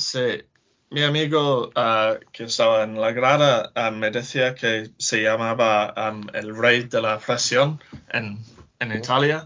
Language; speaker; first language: Spanish; non-native, learner; English